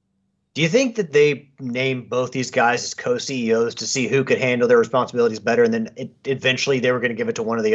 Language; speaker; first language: English; native; English